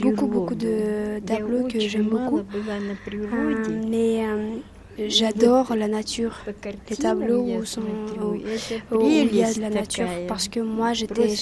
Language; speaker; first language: French; non-native, fluent; Russian